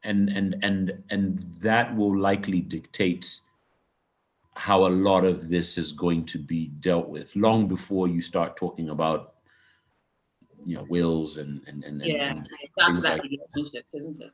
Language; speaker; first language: English; non-native, local second language; Nyanja